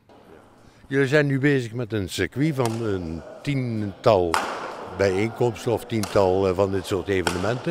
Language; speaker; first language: Dutch; native; Dutch